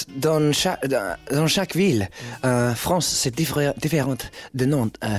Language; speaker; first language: French; non-native, learner; English